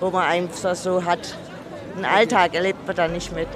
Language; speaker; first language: German; native; German